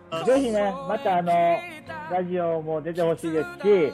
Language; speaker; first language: Japanese; native; Japanese